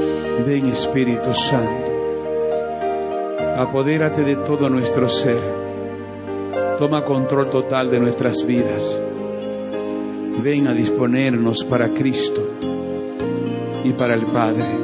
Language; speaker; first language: Spanish; native; Spanish